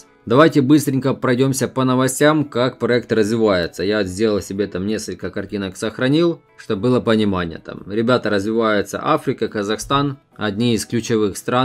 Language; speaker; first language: Russian; native; Russian